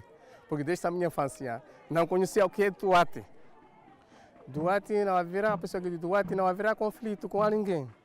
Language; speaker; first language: Portuguese; non-native, local second language; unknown